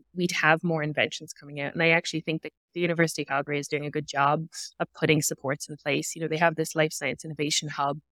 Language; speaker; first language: English; native; English